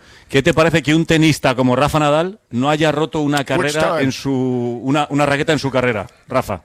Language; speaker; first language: Spanish; native; Spanish